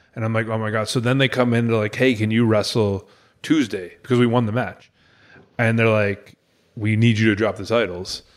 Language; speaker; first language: English; native; English